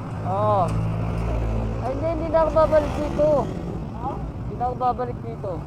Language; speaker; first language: Filipino; native; Filipino